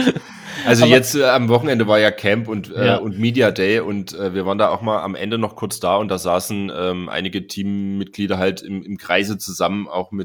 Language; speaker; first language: German; native; German